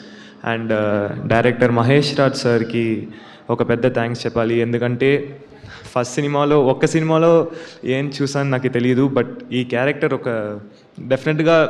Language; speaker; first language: Telugu; non-native, learner; Tamil